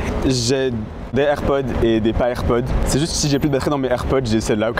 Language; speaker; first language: French; native; French